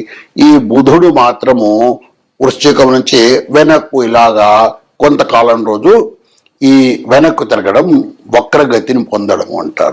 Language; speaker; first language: Telugu; native; Telugu